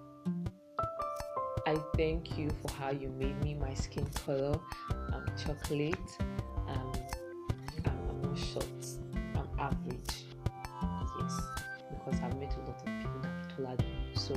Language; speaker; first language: English; non-native, local second language; Igbo